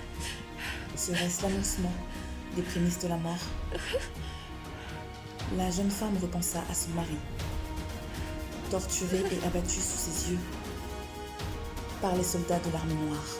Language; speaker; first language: French; native; French